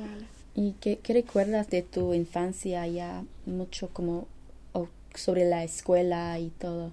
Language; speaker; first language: Spanish; non-native, learner; English